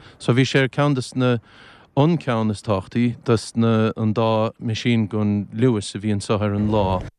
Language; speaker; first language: Irish; native; Irish